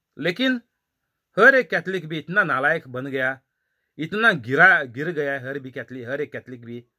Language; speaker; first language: Hindi; non-native, local second language; Marathi